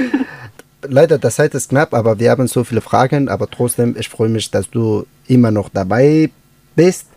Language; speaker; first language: German; non-native, learner; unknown